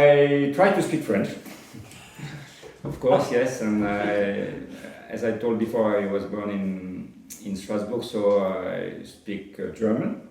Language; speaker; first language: English; non-native, fluent; French